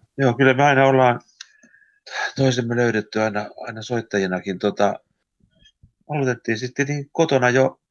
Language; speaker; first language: Finnish; early bilingual, heritage; Finnish